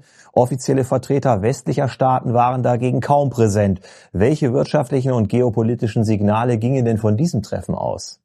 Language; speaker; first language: German; native; German